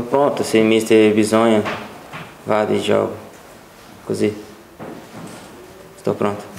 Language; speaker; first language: Italian; non-native, learner; Portuguese